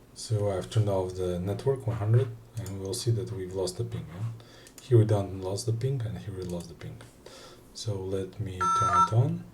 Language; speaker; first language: English; non-native, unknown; Russian